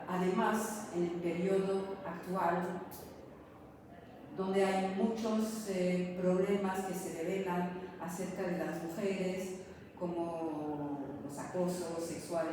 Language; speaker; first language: Spanish; non-native, fluent; French